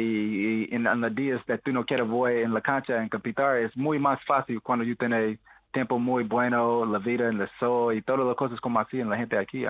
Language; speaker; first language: Spanish; non-native, learner; English